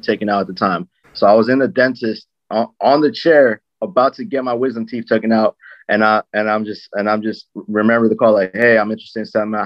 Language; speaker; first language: English; native; English